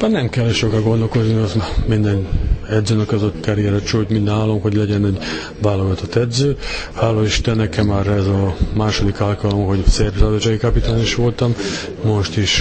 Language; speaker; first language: Hungarian; non-native, fluent; Serbian